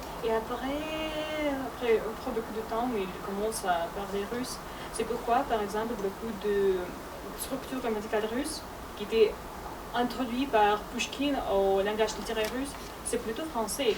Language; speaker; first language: French; non-native, fluent; Russian